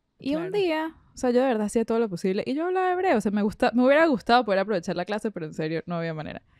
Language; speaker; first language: Spanish; native; Spanish